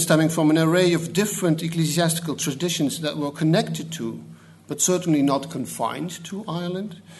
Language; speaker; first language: English; non-native, fluent; Dutch